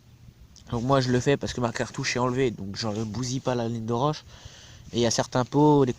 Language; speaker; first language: French; native; French